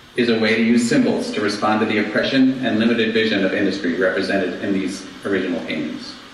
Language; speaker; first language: English; native; English